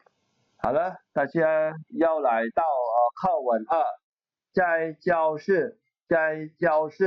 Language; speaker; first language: Chinese; non-native, fluent; Khmer